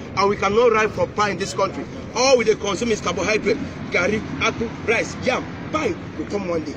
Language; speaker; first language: Nigerian Pidgin; non-native, local second language; Yoruba